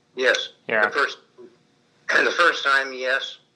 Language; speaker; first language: English; native; English